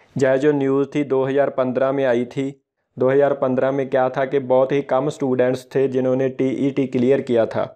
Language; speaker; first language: Hindi; non-native, local second language; Punjabi